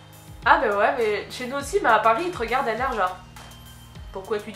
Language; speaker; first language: French; native; French